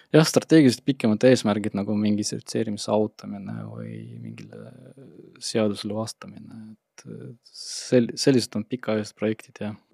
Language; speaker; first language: Estonian; non-native, local second language; Russian